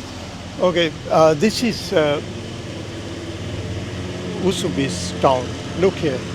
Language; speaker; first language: English; non-native, fluent; Urdu